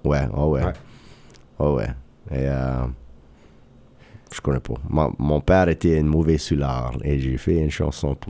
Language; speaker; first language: French; non-native, local second language; English